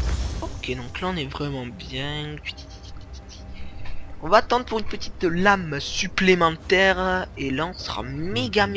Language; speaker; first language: French; native; French